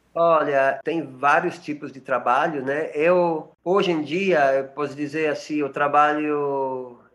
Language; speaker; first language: Portuguese; non-native, fluent; French